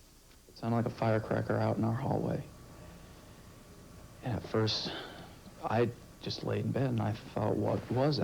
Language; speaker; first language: English; native; English